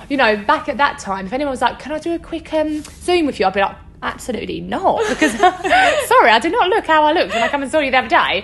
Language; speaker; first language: English; native; English